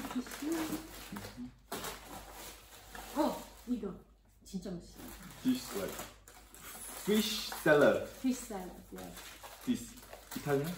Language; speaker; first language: English; non-native, learner; Italian